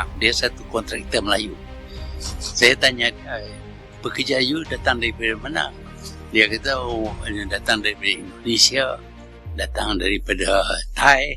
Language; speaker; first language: Malay; native; Malay